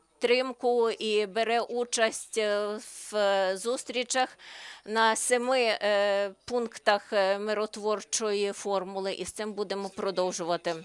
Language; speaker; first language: Ukrainian; non-native, learner; Slovenian